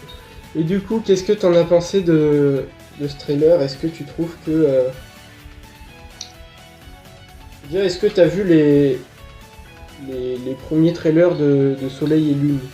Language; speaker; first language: French; native; French